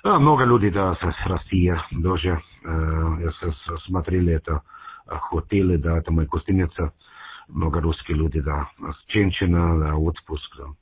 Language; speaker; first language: Russian; non-native, learner; German